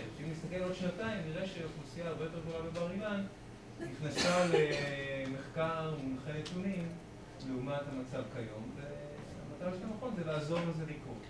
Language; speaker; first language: Hebrew; native; Hebrew